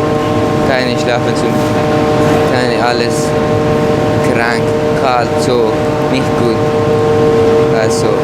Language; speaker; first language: German; non-native, learner; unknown